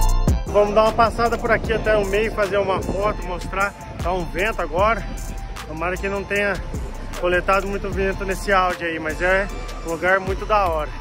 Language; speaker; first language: Portuguese; native; Portuguese